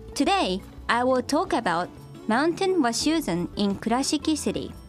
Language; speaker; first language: English; non-native, fluent; Japanese